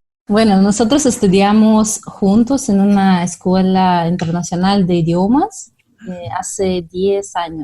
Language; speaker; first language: Spanish; non-native, fluent; Russian